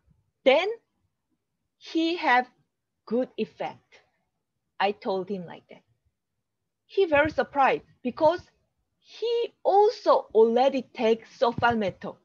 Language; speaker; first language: English; non-native, learner; Korean